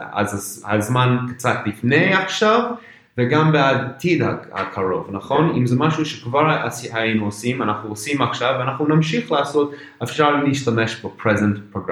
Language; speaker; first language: Hebrew; non-native, fluent; English